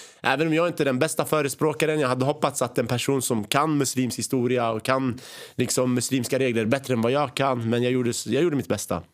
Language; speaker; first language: Swedish; early bilingual, other home language; Arabic